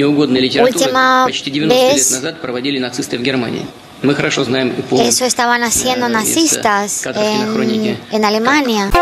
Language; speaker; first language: Spanish; non-native, learner; Russian